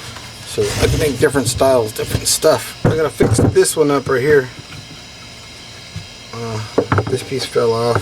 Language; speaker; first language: English; native; English